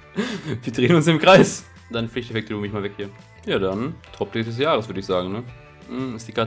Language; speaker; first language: German; native; German